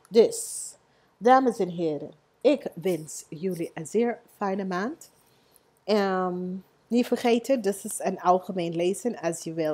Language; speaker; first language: Dutch; non-native, learner; English